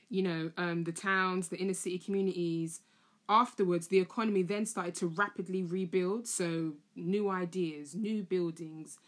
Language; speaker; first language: English; native; English